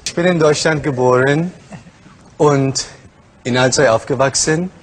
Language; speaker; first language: German; early bilingual, other home language; Turkish